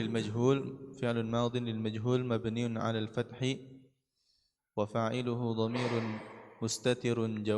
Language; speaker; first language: Arabic; non-native, learner; Indonesian